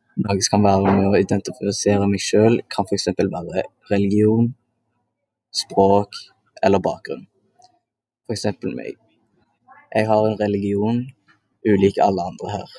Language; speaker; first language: Norwegian; early bilingual, other home language; Indonesian